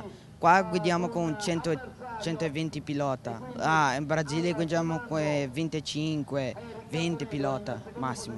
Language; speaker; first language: Italian; non-native, learner; Portuguese